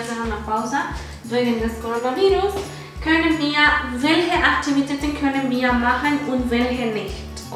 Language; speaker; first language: German; non-native, fluent; Spanish